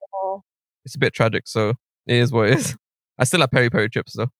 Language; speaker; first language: English; native; English